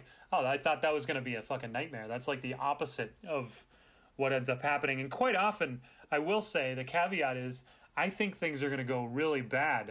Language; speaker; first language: English; native; English